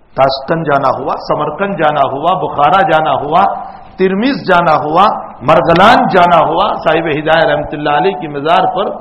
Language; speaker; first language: Urdu; non-native, local second language; Gujarati